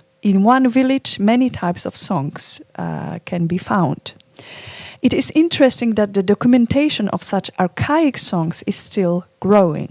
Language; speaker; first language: English; non-native, fluent; Polish